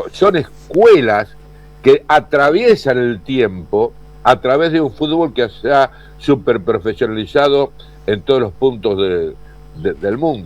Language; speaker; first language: Spanish; native; Spanish